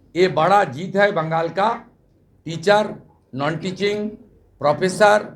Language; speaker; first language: Hindi; non-native, local second language; Bangla